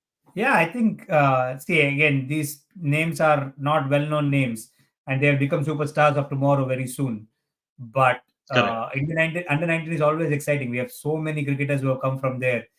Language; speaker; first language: English; non-native, local second language; Hindi